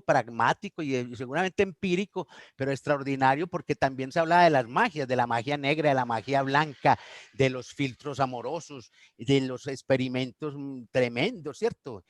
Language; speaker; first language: Spanish; native; Spanish